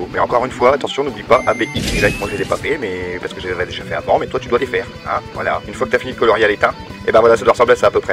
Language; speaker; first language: French; native; French